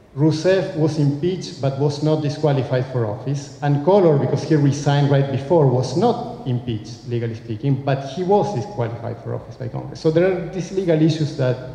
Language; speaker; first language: English; non-native, fluent; Spanish